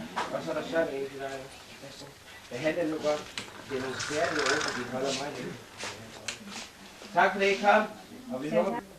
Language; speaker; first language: Danish; native; Danish